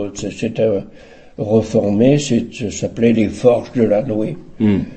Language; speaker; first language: French; native; French